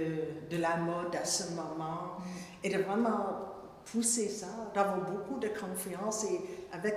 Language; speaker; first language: French; non-native, fluent; English